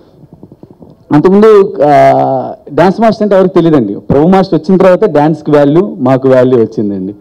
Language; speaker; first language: Telugu; native; Telugu